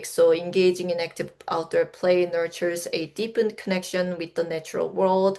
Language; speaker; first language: English; non-native, fluent; Korean